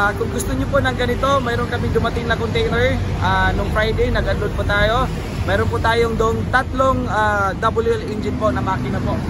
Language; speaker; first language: Filipino; non-native, local second language; Cebuano